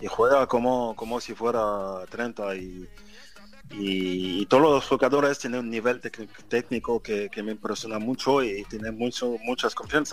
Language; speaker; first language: Spanish; non-native, fluent; French